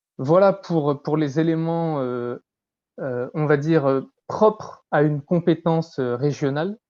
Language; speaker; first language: French; native; French